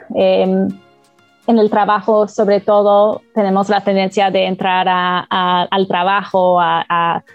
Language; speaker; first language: Spanish; non-native, fluent; English